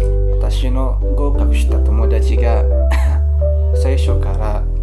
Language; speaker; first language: Japanese; non-native, learner; Indonesian